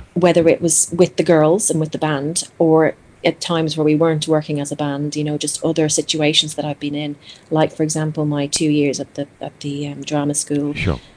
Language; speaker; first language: English; non-native, fluent; Greek